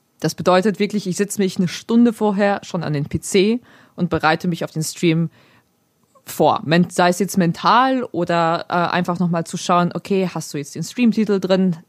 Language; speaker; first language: German; early bilingual, other home language; Polish